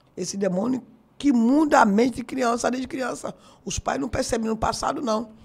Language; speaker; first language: Portuguese; non-native, fluent; Yoruba